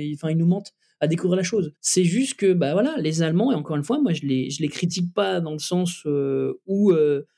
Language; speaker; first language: French; native; French